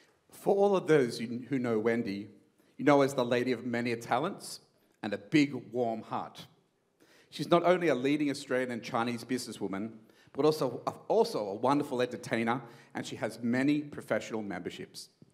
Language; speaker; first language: English; native; English